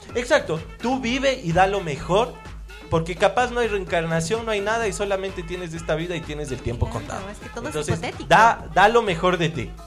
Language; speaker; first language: Spanish; native; Spanish